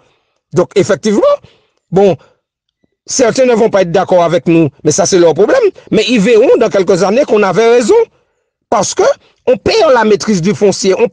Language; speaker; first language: French; native; French